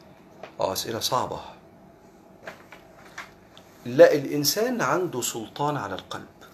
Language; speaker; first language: Arabic; native; Arabic